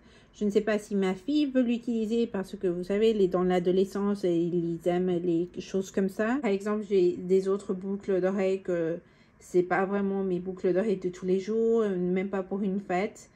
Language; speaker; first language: French; non-native, fluent; Spanish